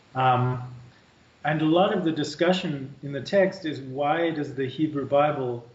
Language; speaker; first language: English; native; English